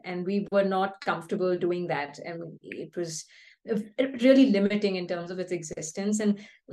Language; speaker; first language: English; non-native, local second language; Kannada